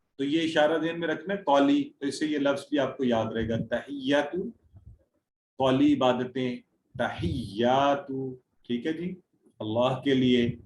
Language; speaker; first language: Urdu; native; Urdu